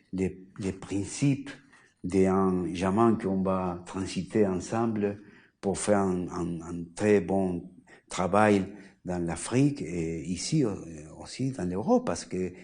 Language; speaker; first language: French; non-native, learner; Spanish